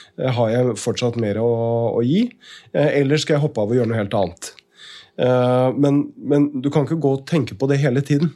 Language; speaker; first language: Norwegian; native; Norwegian